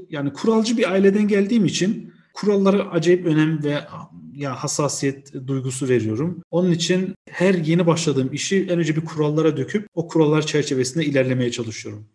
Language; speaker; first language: Turkish; early bilingual, heritage; Turkish